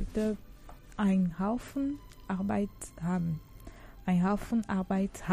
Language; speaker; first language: German; non-native, fluent; French